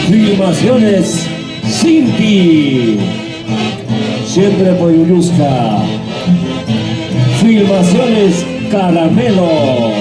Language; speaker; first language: Spanish; native; Spanish